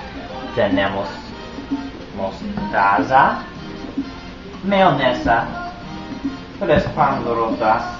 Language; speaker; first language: Spanish; non-native, learner; English